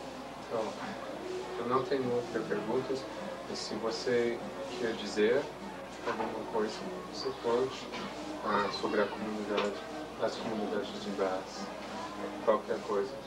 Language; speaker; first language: Portuguese; non-native, fluent; English